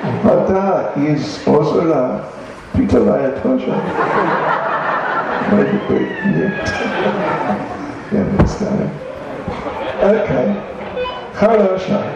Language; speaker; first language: Russian; non-native, learner; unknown